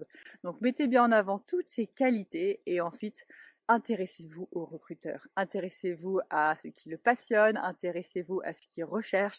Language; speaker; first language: French; native; French